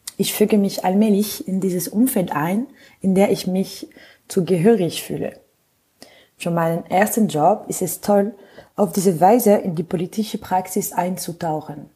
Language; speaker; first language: German; non-native, fluent; French